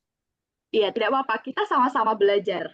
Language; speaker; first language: Indonesian; native; Indonesian